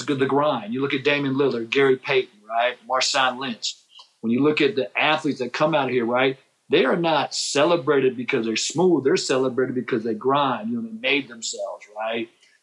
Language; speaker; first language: English; native; English